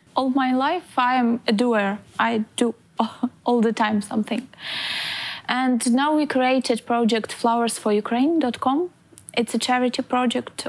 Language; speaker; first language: English; non-native, fluent; Ukrainian